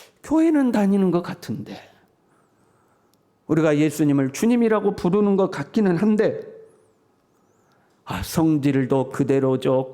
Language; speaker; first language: Korean; native; Korean